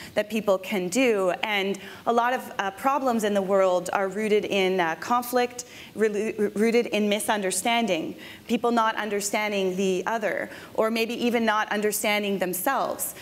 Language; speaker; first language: English; native; English